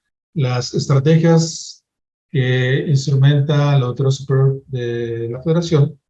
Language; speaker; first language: Spanish; native; Spanish